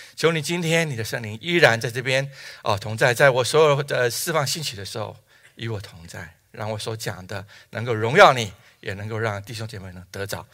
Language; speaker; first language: Chinese; native; Chinese